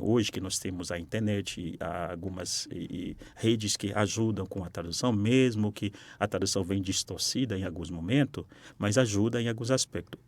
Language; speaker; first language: Portuguese; non-native, fluent; Haitian Creole